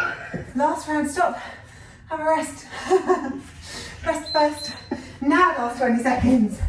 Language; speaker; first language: English; native; English